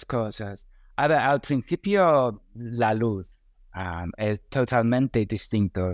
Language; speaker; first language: Spanish; non-native, fluent; English